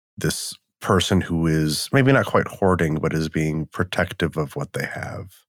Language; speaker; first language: English; native; English